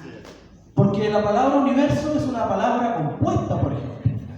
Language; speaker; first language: Spanish; native; Spanish